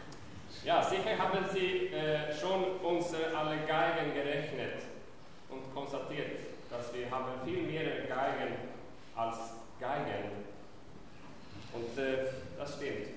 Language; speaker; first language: German; non-native, learner; Swedish